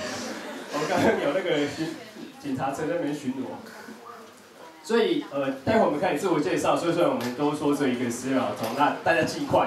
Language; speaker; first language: Chinese; native; Chinese